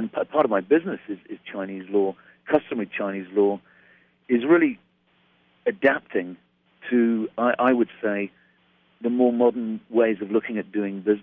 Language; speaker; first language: English; native; English